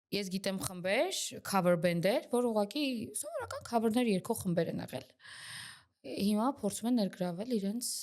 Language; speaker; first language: Armenian; native; Armenian